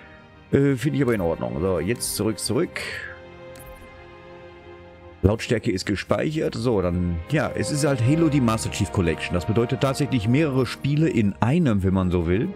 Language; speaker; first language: German; native; German